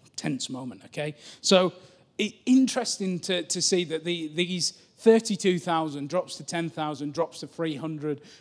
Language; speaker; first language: English; native; English